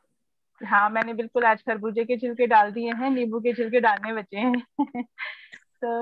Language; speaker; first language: Hindi; native; Hindi